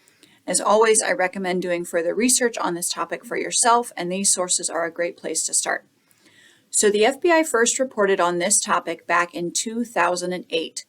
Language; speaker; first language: English; native; English